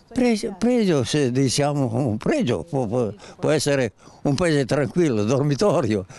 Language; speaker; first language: Italian; native; Italian